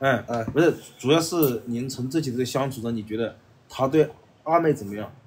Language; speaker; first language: Chinese; native; Chinese